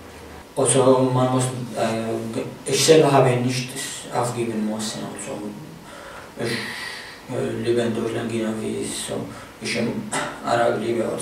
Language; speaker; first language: German; non-native, fluent; Arabic